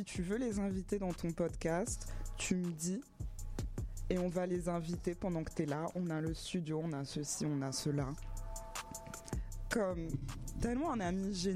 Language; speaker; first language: French; native; French